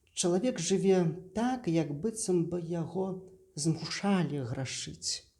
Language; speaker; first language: Belarusian; native; Belarusian